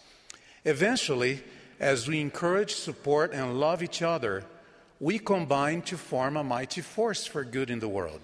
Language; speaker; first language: English; non-native, fluent; Portuguese